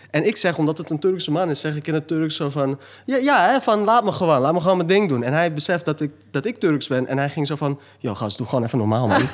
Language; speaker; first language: Dutch; early bilingual, other home language; Turkish